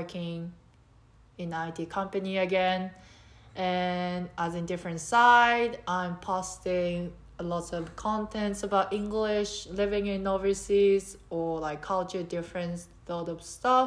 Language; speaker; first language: English; non-native, fluent; Japanese